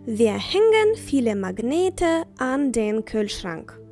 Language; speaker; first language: German; non-native, fluent; Ukrainian